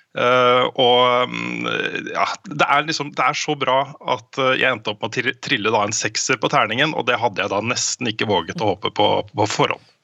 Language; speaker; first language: Norwegian; native; Norwegian